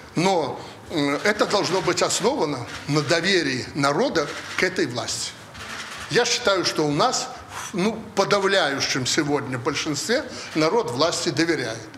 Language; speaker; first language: Russian; native; Russian